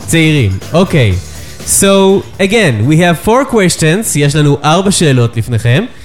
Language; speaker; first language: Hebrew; native; Hebrew